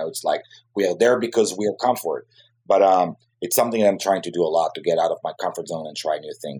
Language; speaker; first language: English; non-native, fluent; Hebrew